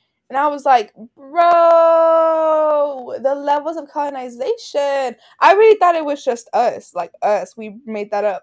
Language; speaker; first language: English; early bilingual, other home language; Spanish